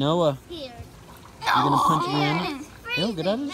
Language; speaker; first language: English; native; English